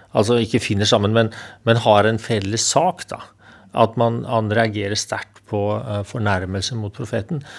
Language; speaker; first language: Norwegian; native; Norwegian